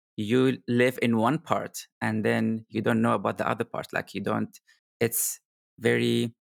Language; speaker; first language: English; non-native, fluent; Arabic